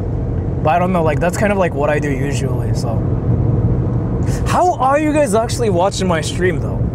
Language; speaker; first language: English; native; English